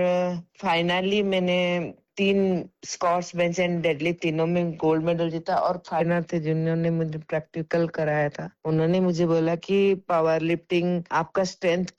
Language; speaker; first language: Hindi; non-native, local second language; Odia